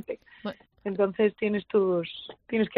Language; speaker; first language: Spanish; native; Spanish